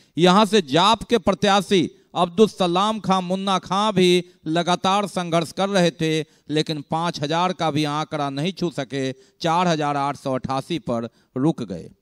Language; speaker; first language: Hindi; native; Hindi